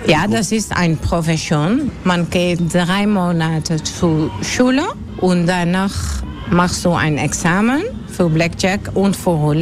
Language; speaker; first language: German; non-native, learner; Dutch